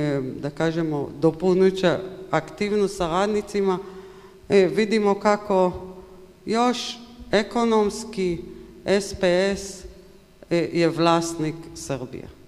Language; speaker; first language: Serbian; non-native, learner; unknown